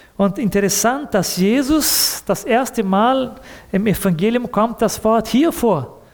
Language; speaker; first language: German; early bilingual, heritage; German